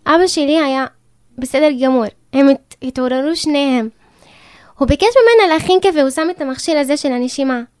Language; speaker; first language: Hebrew; non-native, local second language; Arabic